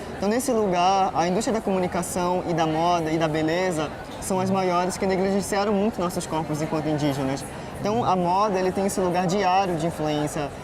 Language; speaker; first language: Portuguese; non-native, local second language; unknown